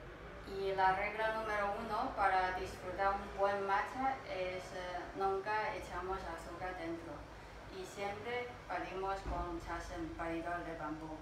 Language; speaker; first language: Spanish; non-native, fluent; Chinese